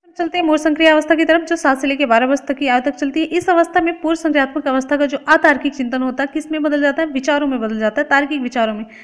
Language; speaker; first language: Hindi; native; Hindi